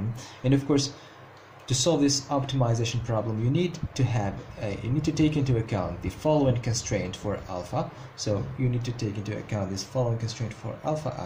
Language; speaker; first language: English; non-native, fluent; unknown